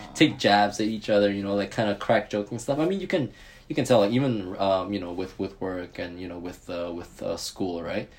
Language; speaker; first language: English; early bilingual, other home language; Japanese